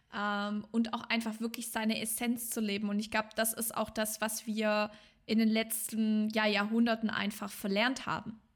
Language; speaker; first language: German; native; German